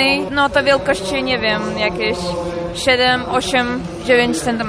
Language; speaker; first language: Polish; non-native, fluent; Ukrainian